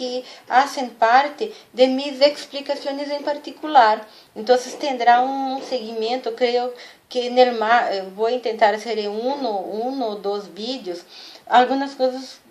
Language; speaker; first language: Spanish; non-native, fluent; Portuguese